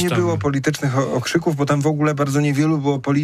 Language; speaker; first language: Polish; native; Polish